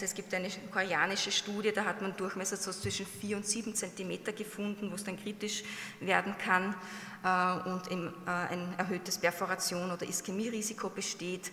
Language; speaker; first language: German; native; German